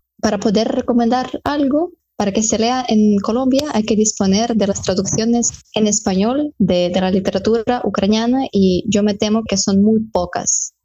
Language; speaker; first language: Spanish; non-native, fluent; Ukrainian